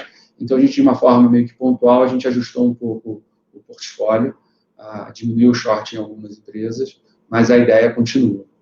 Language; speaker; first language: Portuguese; native; Portuguese